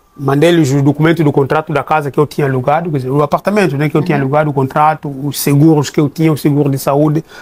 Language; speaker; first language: Portuguese; native; Portuguese